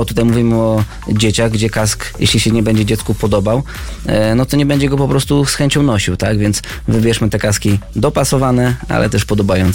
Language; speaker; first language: Polish; native; Polish